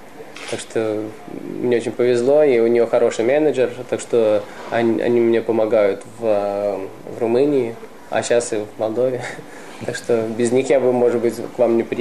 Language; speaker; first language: Russian; early bilingual, heritage; Russian